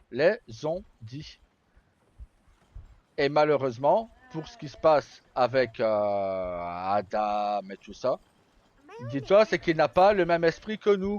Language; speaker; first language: French; native; French